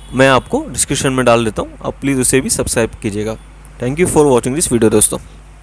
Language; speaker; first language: Hindi; native; Hindi